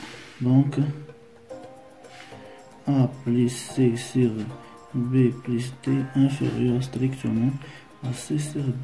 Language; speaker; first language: French; non-native, local second language; Arabic